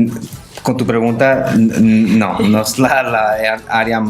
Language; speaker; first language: Spanish; non-native, local second language; English